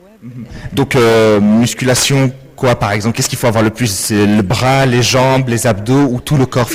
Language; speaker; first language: French; native; French